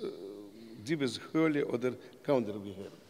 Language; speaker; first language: German; non-native, learner; Russian